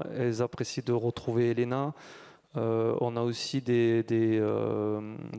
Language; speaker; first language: French; native; French